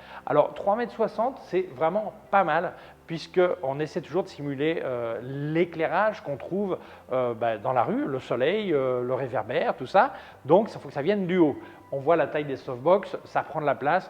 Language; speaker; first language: French; native; French